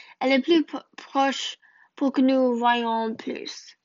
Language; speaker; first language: French; non-native, learner; English